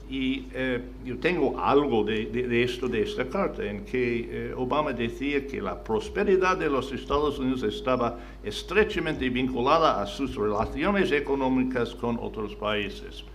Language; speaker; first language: Spanish; non-native, fluent; English